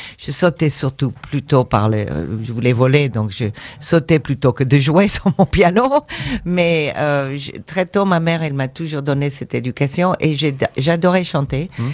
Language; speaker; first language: French; non-native, fluent; English